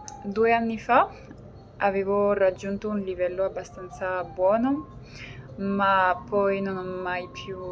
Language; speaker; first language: Italian; non-native, learner; French